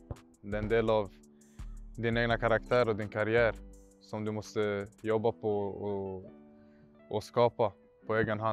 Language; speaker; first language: Swedish; native; Swedish